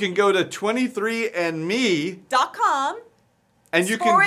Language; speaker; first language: English; native; English